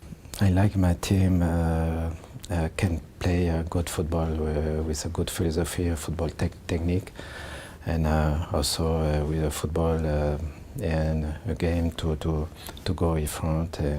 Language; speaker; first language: English; non-native, learner; French